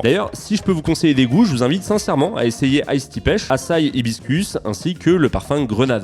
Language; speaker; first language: French; native; French